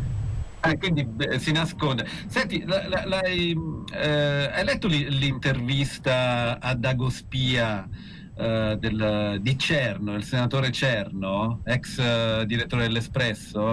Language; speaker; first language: Italian; native; Italian